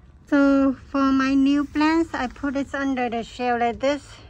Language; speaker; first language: English; non-native, learner; Vietnamese